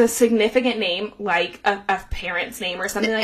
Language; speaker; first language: English; native; English